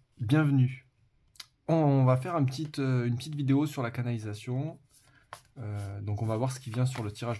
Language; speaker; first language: French; native; French